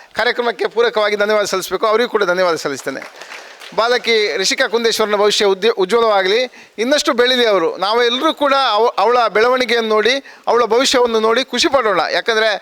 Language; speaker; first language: Kannada; native; Kannada